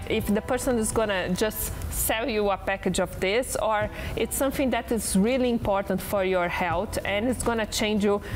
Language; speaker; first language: English; non-native, fluent; Portuguese